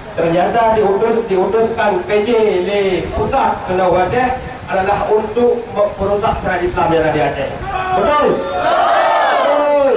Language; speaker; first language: Malay; non-native, local second language; Achinese